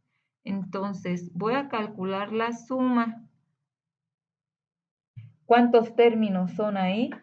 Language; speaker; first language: Spanish; native; Spanish